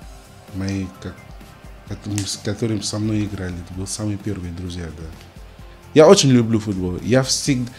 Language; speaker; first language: Russian; non-native, learner; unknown